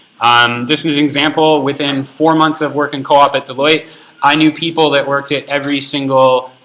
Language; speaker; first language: English; native; English